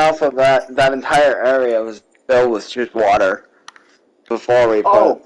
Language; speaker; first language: English; native; English